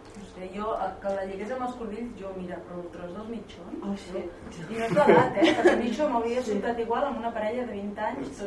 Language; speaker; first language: Catalan; non-native, local second language; Spanish